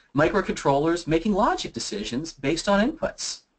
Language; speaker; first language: English; native; English